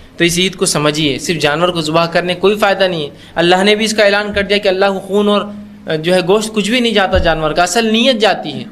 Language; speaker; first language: Urdu; native; Urdu